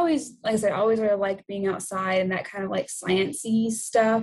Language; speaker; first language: English; native; English